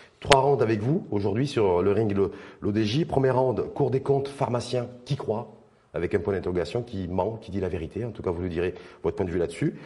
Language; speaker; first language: French; non-native, local second language; Arabic